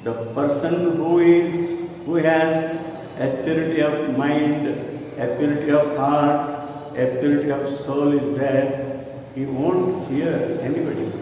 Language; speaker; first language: English; non-native, local second language; Kannada